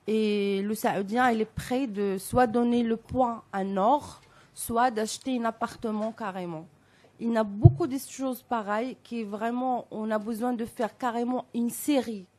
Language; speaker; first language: French; non-native, local second language; Arabic